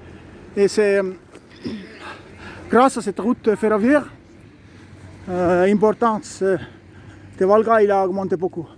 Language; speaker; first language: French; non-native, learner; Estonian